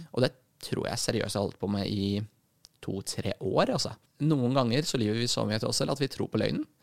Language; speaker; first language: Norwegian; early bilingual, other home language; Arabic